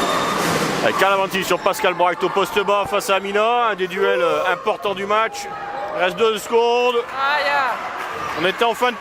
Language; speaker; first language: French; native; French